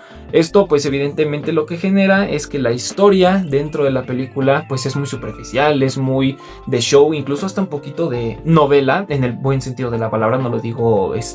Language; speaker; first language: Spanish; native; Spanish